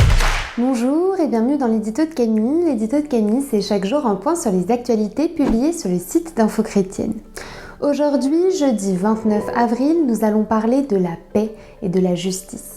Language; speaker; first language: French; native; French